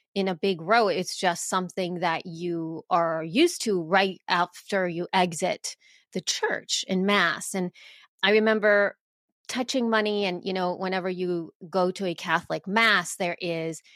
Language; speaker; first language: English; early bilingual, other home language; Spanish